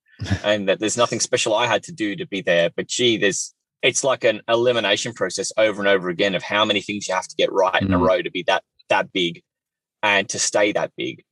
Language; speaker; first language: English; native; English